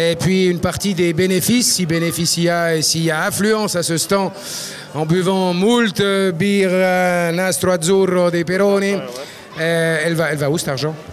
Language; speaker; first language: French; native; French